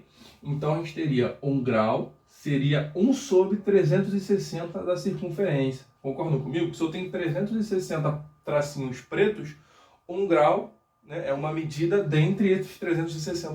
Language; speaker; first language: Portuguese; native; Portuguese